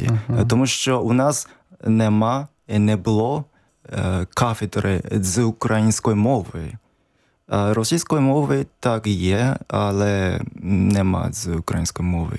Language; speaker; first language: Ukrainian; non-native, fluent; Japanese